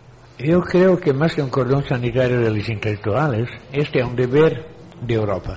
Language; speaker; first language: Spanish; non-native, fluent; Italian